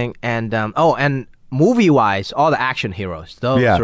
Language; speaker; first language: English; non-native, local second language; Cantonese